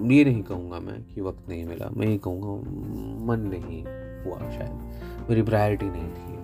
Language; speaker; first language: Hindi; native; Hindi